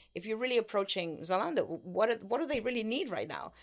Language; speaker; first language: English; non-native, fluent; Spanish